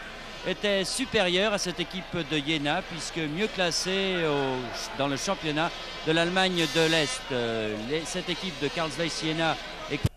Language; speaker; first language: French; native; French